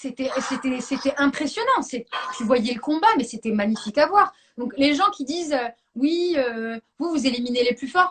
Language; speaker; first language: French; native; French